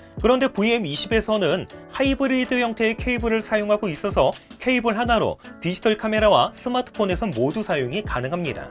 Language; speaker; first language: Korean; native; Korean